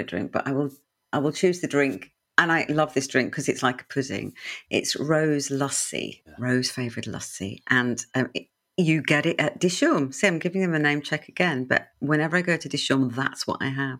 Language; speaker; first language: English; native; English